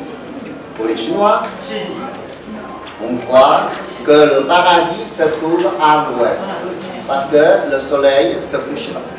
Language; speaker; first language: French; non-native, fluent; Chinese